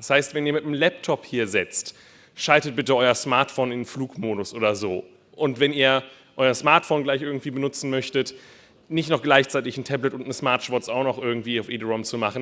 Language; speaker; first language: German; native; German